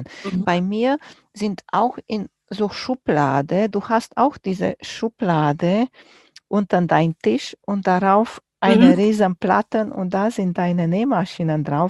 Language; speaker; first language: German; non-native, fluent; Romanian